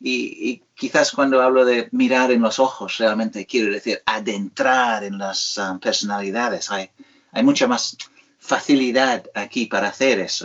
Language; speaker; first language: Spanish; non-native, fluent; English